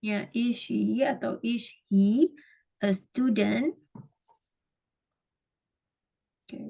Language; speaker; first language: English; non-native, fluent; Indonesian